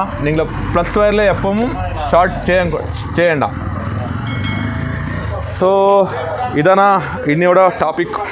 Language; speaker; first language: Tamil; non-native, learner; Malayalam